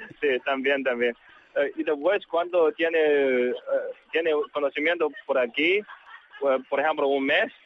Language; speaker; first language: Portuguese; non-native, learner; Chinese